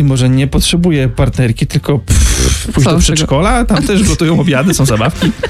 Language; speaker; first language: Polish; native; Polish